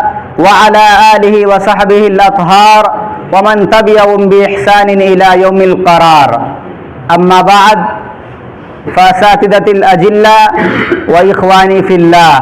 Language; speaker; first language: Arabic; non-native, fluent; Urdu